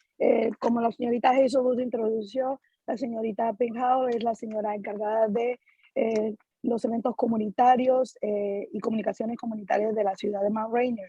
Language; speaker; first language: Spanish; native; Spanish